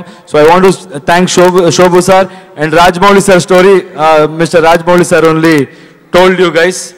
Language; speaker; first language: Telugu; non-native, learner; Kannada